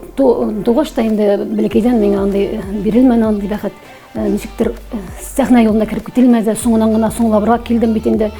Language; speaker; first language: Tatar; native; Tatar